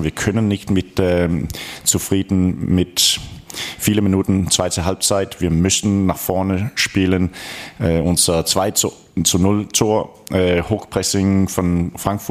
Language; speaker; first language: German; non-native, fluent; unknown